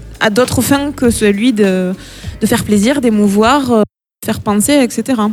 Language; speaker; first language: French; native; French